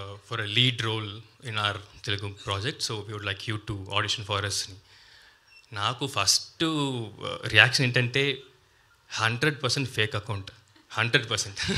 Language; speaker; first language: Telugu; non-native, learner; Tamil